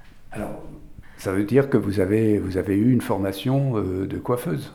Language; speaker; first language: French; native; French